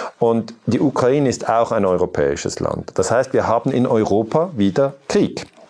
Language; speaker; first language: German; native; German